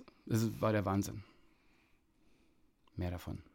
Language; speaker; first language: German; native; German